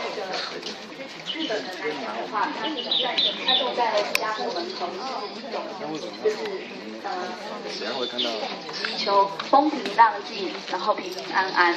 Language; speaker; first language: Chinese; native; Chinese